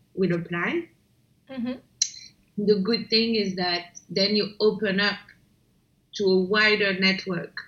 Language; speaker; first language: English; non-native, fluent; French